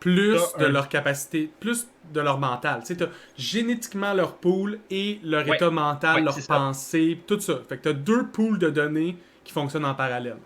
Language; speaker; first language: French; native; French